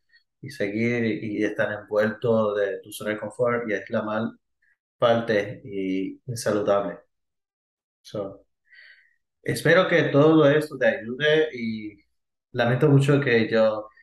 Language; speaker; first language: Spanish; early bilingual, heritage; Spanish